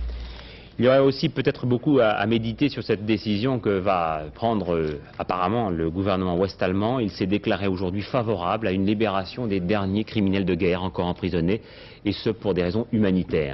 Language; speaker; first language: French; native; French